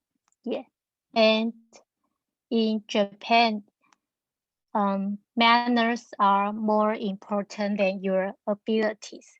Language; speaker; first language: English; non-native, learner; Chinese